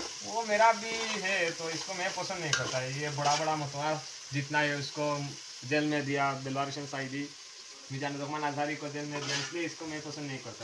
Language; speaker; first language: Hindi; non-native, learner; Bangla